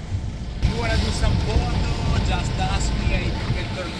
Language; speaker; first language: English; non-native, learner; Italian